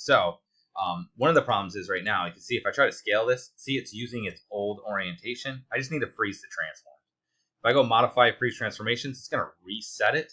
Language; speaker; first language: English; native; English